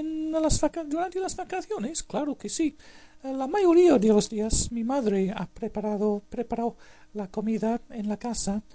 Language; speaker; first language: Spanish; non-native, learner; English